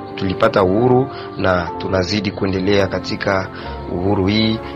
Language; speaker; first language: Swahili; native; Swahili